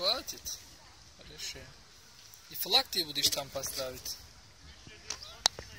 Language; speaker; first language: Russian; non-native, learner; Turkish